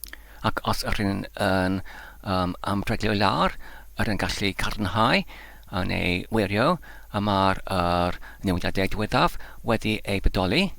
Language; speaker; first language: Welsh; non-native, learner; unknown